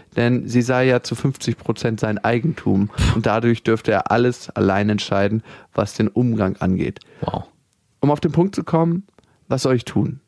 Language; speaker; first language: German; native; German